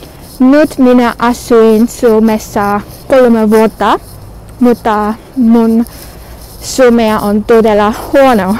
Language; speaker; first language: Finnish; non-native, learner; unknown